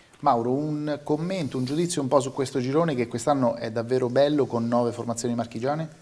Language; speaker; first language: Italian; native; Italian